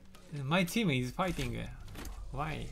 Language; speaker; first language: English; non-native, learner; Japanese